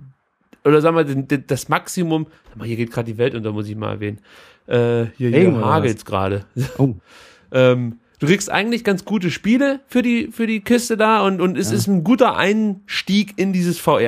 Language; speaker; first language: German; native; German